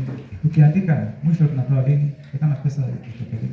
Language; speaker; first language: Swahili; native; Swahili